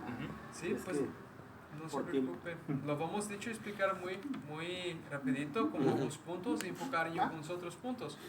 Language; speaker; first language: Spanish; native; Spanish